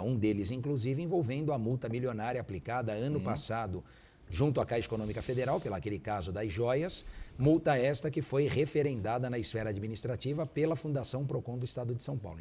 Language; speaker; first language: Portuguese; native; Portuguese